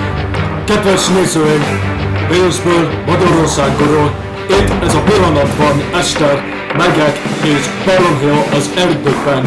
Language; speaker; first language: Hungarian; non-native, learner; Welsh